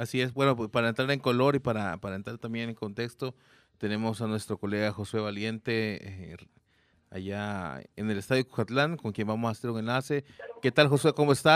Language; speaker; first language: Spanish; native; Spanish